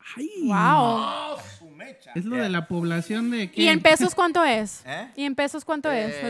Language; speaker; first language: Spanish; native; Spanish